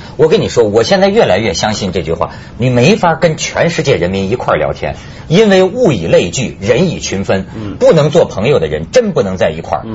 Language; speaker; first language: Chinese; native; Chinese